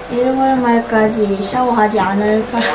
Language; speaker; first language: Korean; non-native, learner; Filipino